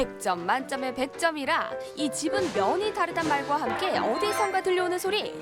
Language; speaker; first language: Korean; native; Korean